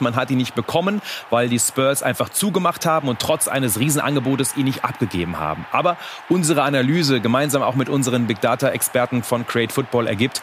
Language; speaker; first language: German; native; German